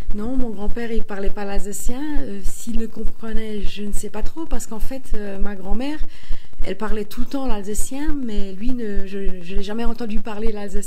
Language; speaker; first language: French; native; French